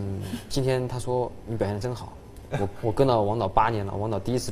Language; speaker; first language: Chinese; native; Chinese